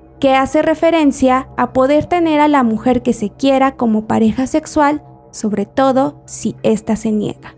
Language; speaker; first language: Spanish; native; Spanish